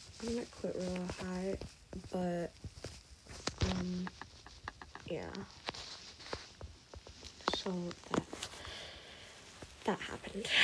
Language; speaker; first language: English; native; English